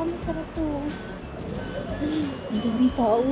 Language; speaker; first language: Korean; non-native, learner; Filipino